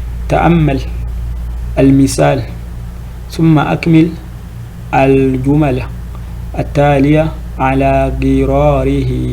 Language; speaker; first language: Arabic; non-native, fluent; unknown